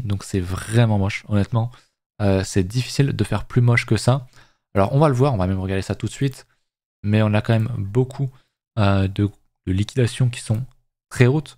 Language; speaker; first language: French; native; French